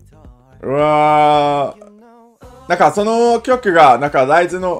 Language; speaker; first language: Japanese; non-native, learner; English